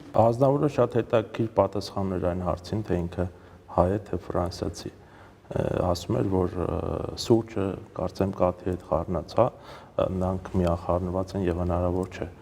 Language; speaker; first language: Armenian; native; Armenian